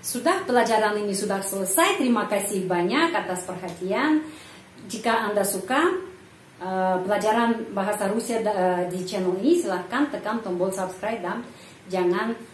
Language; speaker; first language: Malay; non-native, fluent; Russian